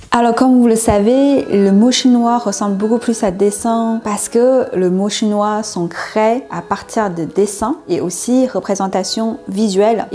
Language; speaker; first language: French; non-native, learner; Chinese